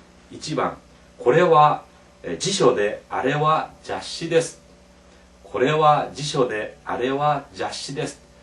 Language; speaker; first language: Japanese; non-native, fluent; Korean